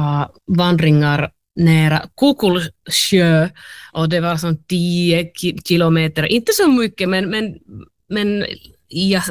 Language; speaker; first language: Swedish; non-native, learner; Finnish